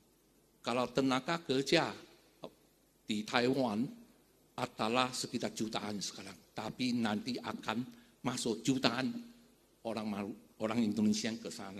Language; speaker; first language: Indonesian; non-native, fluent; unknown